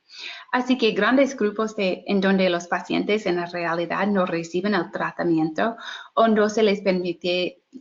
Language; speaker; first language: Spanish; non-native, fluent; English